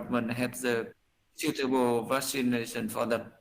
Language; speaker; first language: English; non-native, learner; Vietnamese